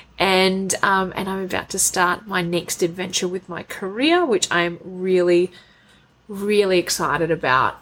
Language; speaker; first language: English; native; English